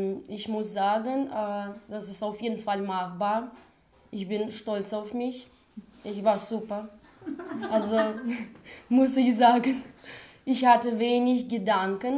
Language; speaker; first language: German; non-native, fluent; Russian